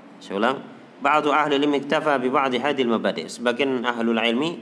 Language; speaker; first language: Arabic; non-native, fluent; Indonesian